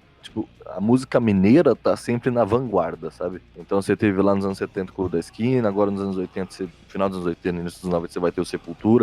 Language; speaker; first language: Portuguese; native; Portuguese